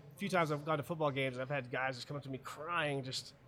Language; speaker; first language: English; early bilingual, other home language; German